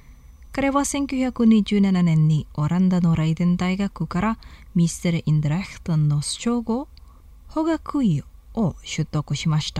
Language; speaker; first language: Japanese; non-native, fluent; Indonesian